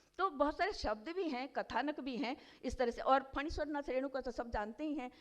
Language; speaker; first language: Hindi; non-native, local second language; Odia